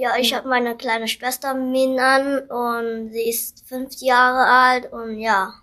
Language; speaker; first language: German; non-native, learner; Vietnamese